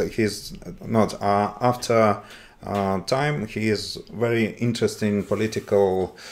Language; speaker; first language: English; non-native, learner; Russian